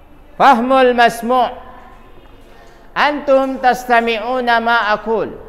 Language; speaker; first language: Arabic; non-native, fluent; Indonesian